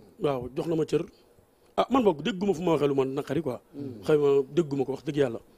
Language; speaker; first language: Wolof; native; Wolof